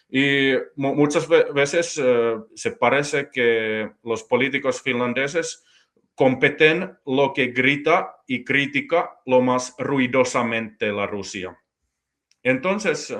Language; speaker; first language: Spanish; non-native, fluent; Finnish